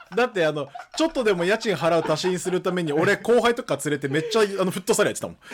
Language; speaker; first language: Japanese; early bilingual, other home language; Portuguese